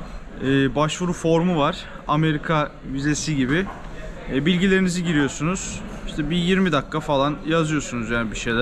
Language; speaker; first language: Turkish; native; Turkish